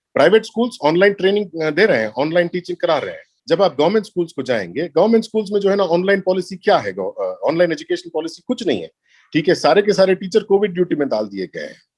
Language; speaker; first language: Hindi; non-native, local second language; Urdu